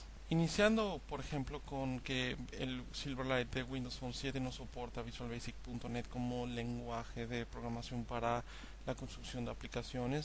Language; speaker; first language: Spanish; native; Spanish